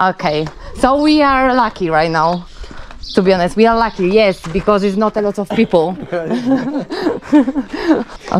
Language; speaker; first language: English; non-native, learner; Polish